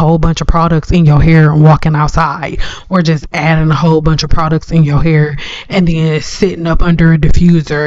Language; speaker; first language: English; native; English